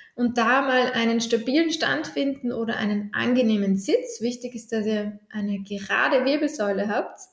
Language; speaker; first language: German; native; German